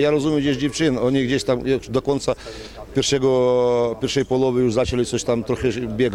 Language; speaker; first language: Polish; non-native, learner; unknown